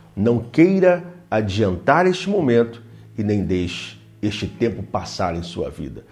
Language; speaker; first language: Portuguese; native; Portuguese